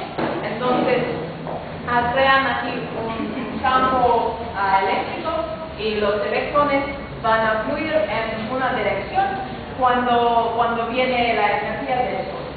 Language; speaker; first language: Spanish; non-native, fluent; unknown